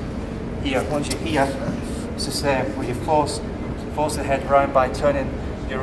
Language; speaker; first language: English; native; English